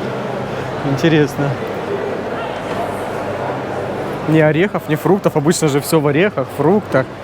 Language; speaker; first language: Russian; native; Russian